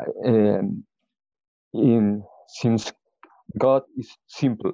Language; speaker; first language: English; non-native, fluent; Spanish